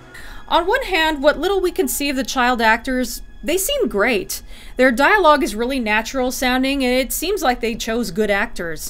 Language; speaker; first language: English; native; English